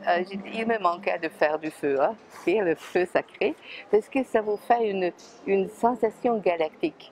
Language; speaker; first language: French; non-native, fluent; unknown